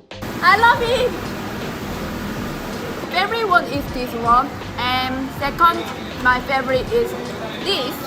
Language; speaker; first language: English; non-native, learner; Japanese